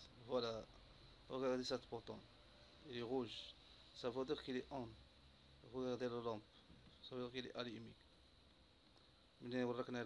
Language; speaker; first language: French; non-native, local second language; Arabic